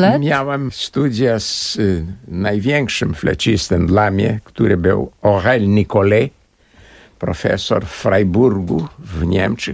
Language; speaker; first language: Polish; early bilingual, heritage; Portuguese